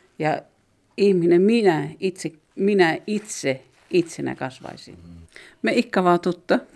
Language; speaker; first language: Finnish; native; Finnish